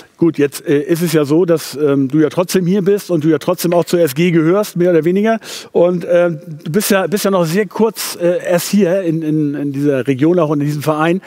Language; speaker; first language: German; native; German